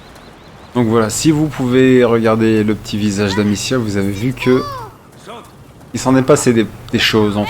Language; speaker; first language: French; native; French